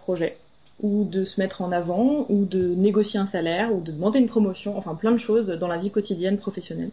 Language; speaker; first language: French; native; French